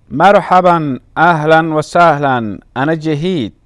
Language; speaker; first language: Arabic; non-native, fluent; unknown